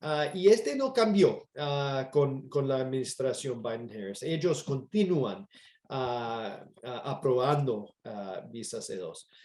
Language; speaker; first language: Spanish; non-native, fluent; English